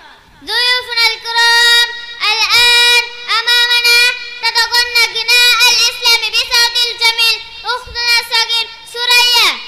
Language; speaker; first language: Arabic; non-native, learner; Bangla